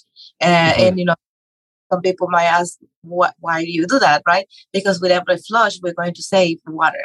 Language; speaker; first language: English; non-native, fluent; Spanish